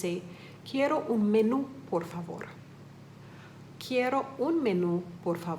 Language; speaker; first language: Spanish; non-native, fluent; English